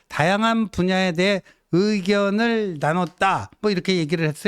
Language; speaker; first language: Korean; native; Korean